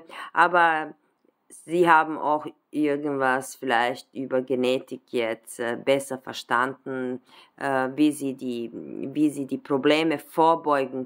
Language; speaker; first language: German; non-native, fluent; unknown